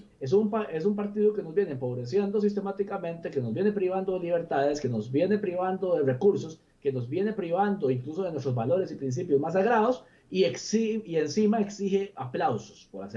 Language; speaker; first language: Spanish; native; Spanish